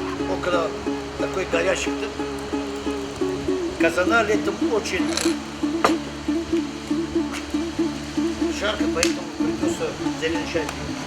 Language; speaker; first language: Russian; non-native, fluent; Tajik